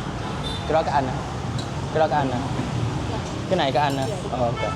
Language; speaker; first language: Vietnamese; early bilingual, heritage; English